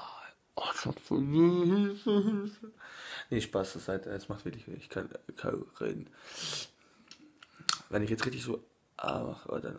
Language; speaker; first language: German; non-native, fluent; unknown